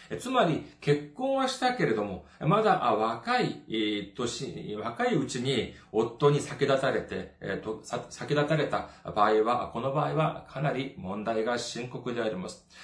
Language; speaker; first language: Japanese; non-native, fluent; Korean